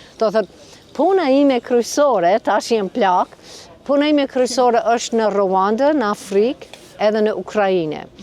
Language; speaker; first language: Albanian; non-native, fluent; English